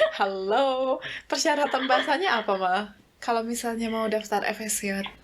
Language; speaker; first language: Indonesian; native; Indonesian